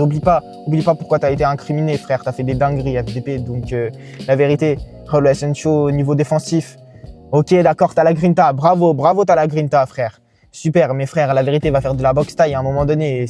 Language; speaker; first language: French; native; French